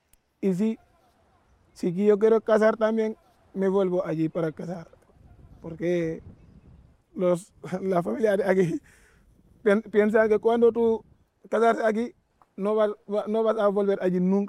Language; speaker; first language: Spanish; non-native, learner; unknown